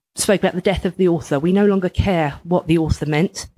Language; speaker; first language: English; native; English